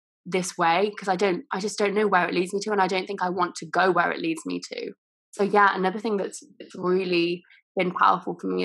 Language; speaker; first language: English; native; English